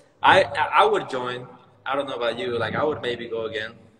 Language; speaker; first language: English; early bilingual, other home language; Spanish